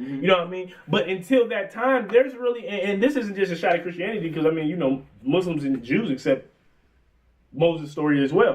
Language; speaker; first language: English; native; English